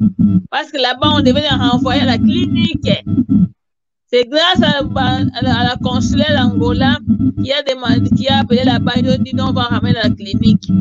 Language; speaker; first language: French; non-native, learner; Portuguese